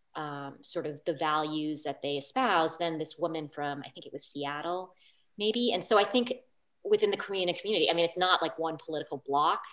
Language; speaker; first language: English; native; English